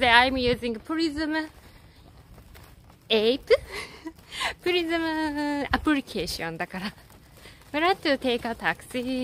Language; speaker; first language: English; non-native, learner; Japanese